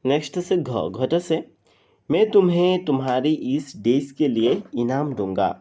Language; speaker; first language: Hindi; non-native, local second language; Assamese